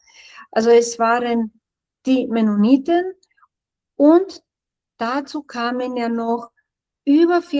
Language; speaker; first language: German; non-native, fluent; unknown